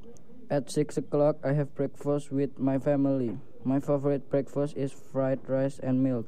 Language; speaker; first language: English; non-native, learner; Indonesian